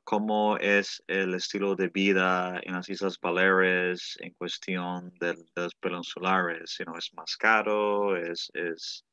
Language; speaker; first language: Spanish; early bilingual, heritage; Spanish